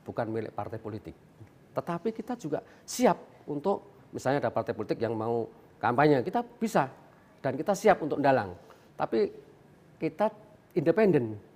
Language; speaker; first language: Indonesian; non-native, local second language; Javanese